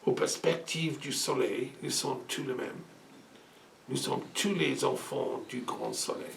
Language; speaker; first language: French; non-native, fluent; English